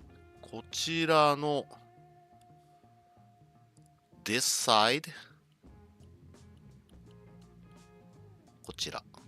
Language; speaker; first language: Japanese; non-native, learner; English